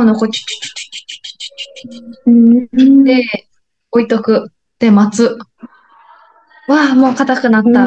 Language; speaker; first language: Japanese; native; Japanese